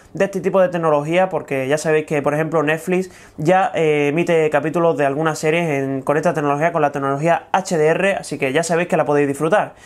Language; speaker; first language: Spanish; native; Spanish